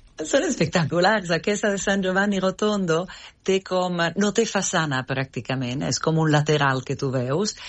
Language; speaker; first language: Catalan; non-native, fluent; Italian